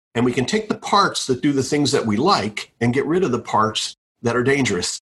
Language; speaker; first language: English; native; English